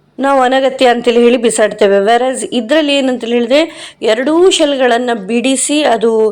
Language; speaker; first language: Kannada; non-native, local second language; Konkani